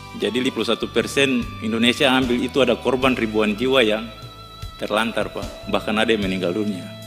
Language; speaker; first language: Indonesian; native; Indonesian